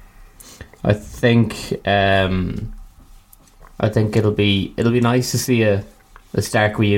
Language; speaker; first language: English; native; English